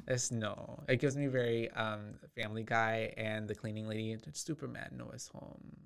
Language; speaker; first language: English; native; English